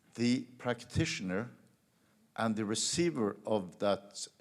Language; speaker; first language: English; non-native, fluent; Norwegian